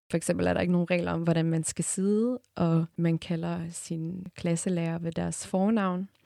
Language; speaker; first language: Danish; early bilingual, other home language; Turkmen